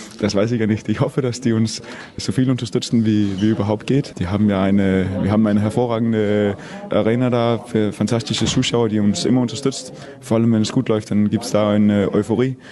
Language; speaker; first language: German; non-native, fluent; Danish